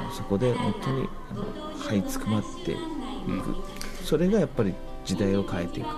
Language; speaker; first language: Japanese; native; Japanese